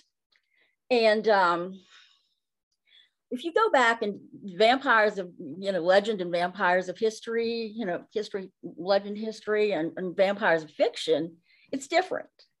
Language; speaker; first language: English; native; English